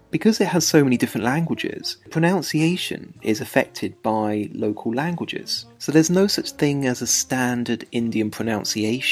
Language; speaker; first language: English; native; English